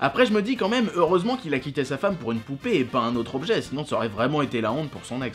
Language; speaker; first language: French; native; French